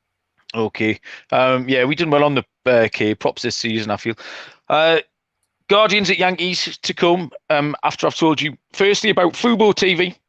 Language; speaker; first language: English; native; English